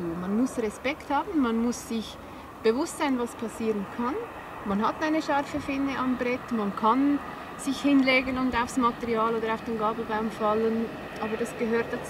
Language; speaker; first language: German; native; German